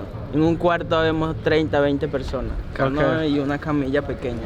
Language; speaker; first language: Spanish; native; Spanish